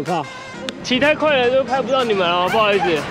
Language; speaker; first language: Chinese; native; Chinese